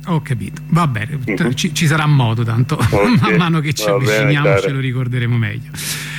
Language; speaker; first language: Italian; native; Italian